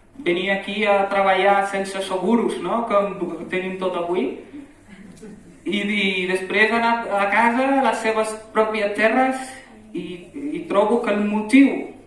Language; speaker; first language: Catalan; early bilingual, other home language; Arabic